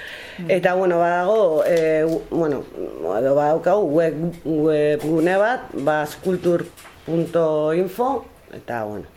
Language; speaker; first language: Basque; non-native, local second language; Spanish